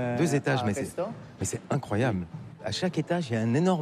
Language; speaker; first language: French; native; French